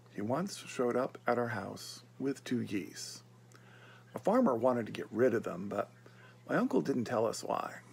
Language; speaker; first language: English; native; English